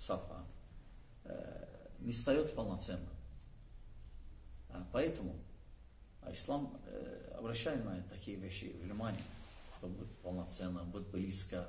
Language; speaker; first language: Russian; non-native, learner; Azerbaijani